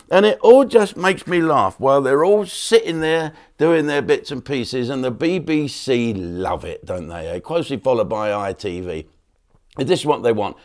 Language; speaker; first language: English; native; English